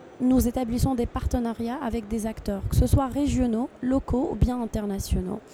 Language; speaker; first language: French; non-native, local second language; Arabic